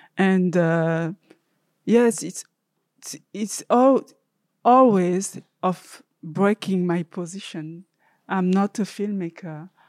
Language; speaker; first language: English; non-native, learner; French